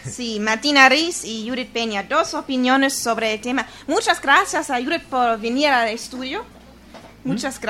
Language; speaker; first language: Spanish; non-native, learner; German